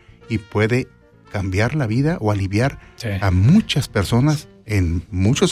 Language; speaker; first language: Spanish; native; Spanish